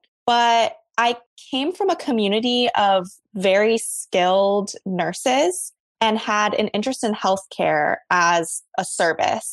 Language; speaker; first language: English; native; English